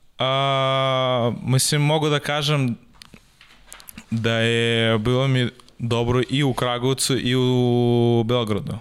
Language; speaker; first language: Serbian; non-native, learner; Russian